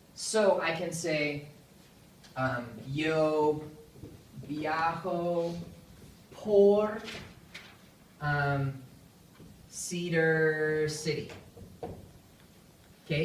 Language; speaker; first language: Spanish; non-native, fluent; English